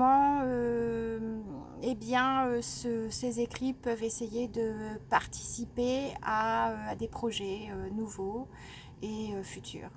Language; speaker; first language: French; native; French